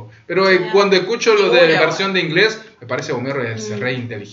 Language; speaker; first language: Spanish; early bilingual, other home language; Korean